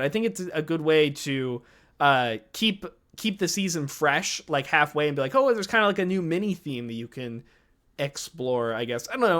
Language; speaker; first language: English; native; English